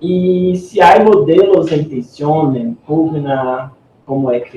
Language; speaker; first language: Spanish; non-native, learner; Portuguese